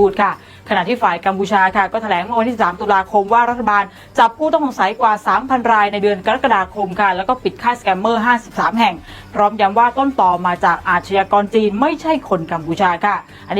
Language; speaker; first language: Thai; native; Thai